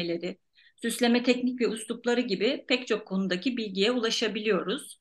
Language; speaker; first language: Turkish; native; Turkish